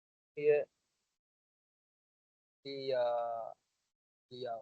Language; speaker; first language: Arabic; non-native, learner; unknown